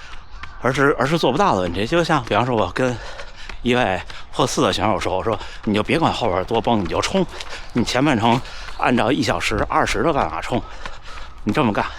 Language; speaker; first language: Chinese; native; Chinese